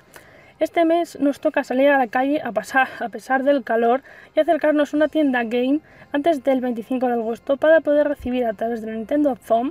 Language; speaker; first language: Spanish; native; Spanish